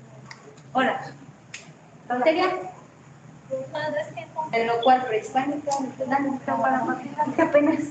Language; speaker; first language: Spanish; native; Spanish